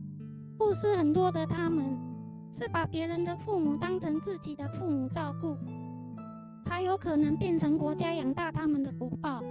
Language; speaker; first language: Chinese; native; Chinese